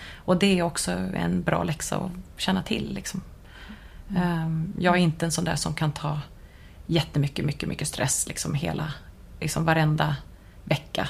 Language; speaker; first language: Swedish; native; Swedish